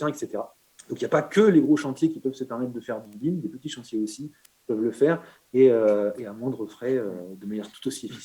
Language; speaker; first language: French; native; French